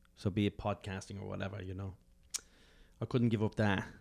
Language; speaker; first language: English; native; English